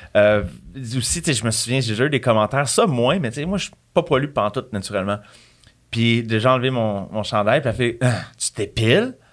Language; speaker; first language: French; native; French